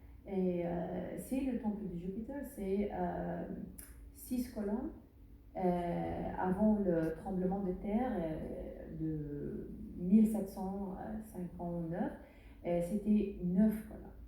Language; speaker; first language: French; non-native, learner; Arabic